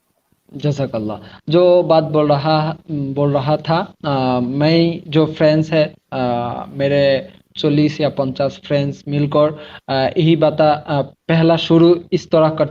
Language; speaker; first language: Hindi; non-native, learner; Bangla